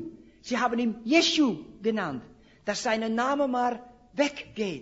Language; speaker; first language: German; non-native, fluent; Dutch